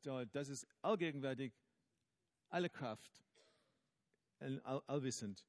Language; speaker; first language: German; non-native, fluent; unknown